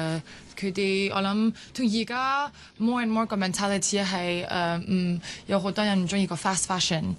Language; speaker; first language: Cantonese; early bilingual, heritage; Cantonese